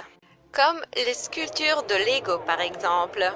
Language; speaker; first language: French; native; French